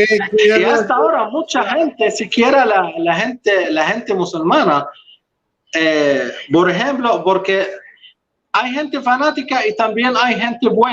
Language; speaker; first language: Spanish; non-native, local second language; Arabic